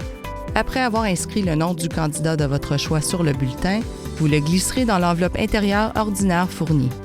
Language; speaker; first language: French; native; French